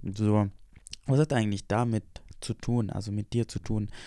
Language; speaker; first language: German; non-native, fluent; Indonesian